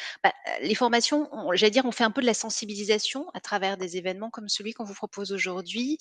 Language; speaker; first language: French; native; French